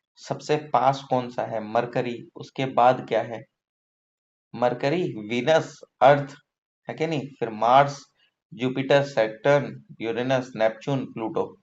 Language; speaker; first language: Hindi; native; Hindi